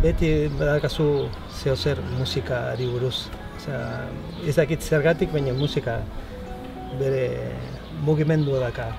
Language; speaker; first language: Basque; non-native, learner; Spanish